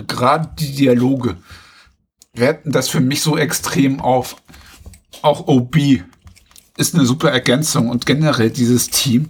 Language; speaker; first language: German; native; German